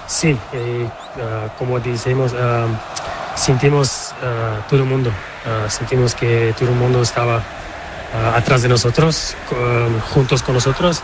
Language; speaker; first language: Spanish; non-native, learner; Portuguese